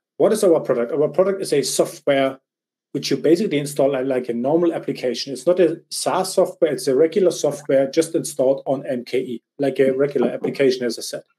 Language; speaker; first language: English; non-native, fluent; German